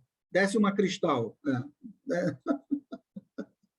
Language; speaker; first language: Portuguese; native; Portuguese